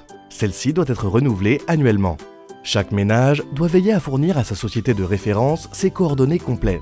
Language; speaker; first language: French; native; French